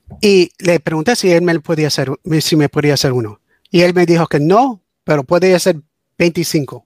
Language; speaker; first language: Spanish; early bilingual, heritage; English